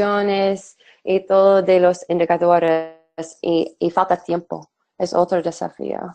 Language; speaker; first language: Spanish; non-native, fluent; English